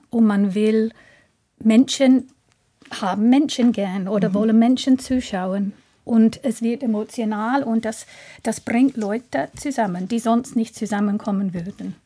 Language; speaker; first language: German; non-native, fluent; English